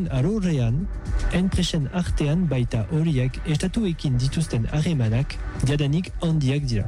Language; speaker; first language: Basque; non-native, local second language; French